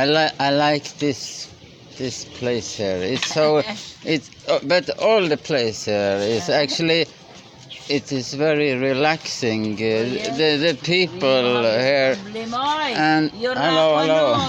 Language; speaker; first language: English; non-native, learner; Norwegian